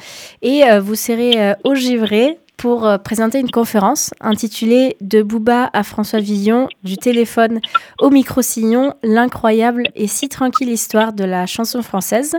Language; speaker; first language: French; native; French